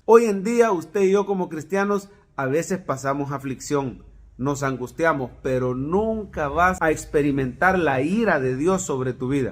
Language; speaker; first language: Spanish; native; Spanish